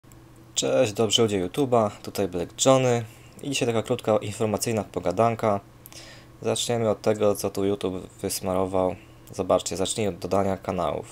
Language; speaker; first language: Polish; native; Polish